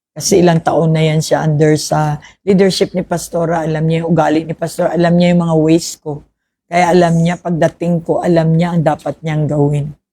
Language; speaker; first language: Filipino; non-native, local second language; Hiligaynon